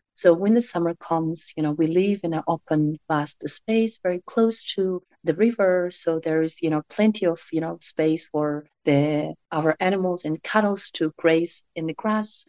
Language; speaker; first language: English; non-native, fluent; Mongolian